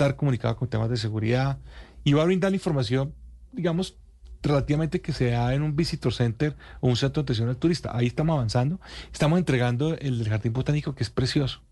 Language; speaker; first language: Spanish; native; Spanish